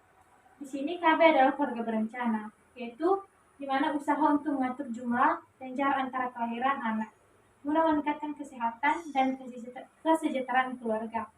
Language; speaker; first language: Indonesian; native; Indonesian